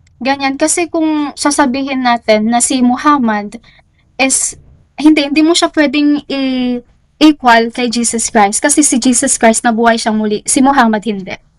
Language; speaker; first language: Filipino; native; Filipino